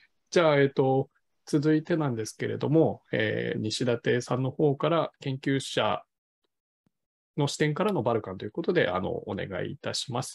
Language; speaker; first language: Japanese; native; Japanese